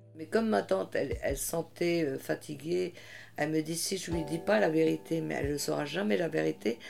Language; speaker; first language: French; early bilingual, heritage; French